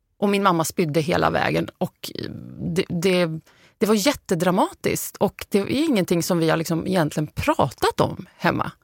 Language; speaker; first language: Swedish; early bilingual, other home language; Arabic